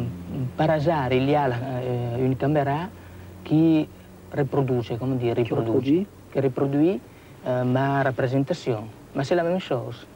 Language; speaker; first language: French; non-native, fluent; Italian